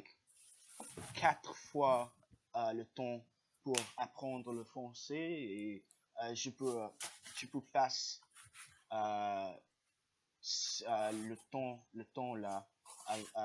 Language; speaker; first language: French; non-native, learner; English